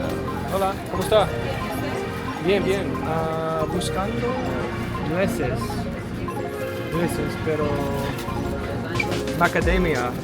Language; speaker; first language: Spanish; non-native, learner; English